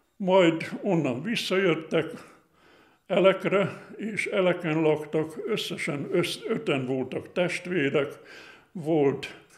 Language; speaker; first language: Hungarian; non-native, local second language; German